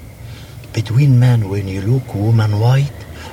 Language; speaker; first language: English; non-native, learner; Arabic